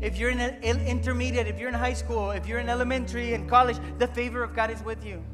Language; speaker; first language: English; non-native, fluent; Spanish